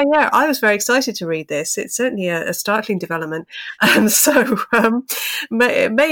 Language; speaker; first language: English; native; English